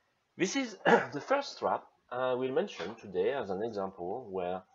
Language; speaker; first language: English; non-native, fluent; French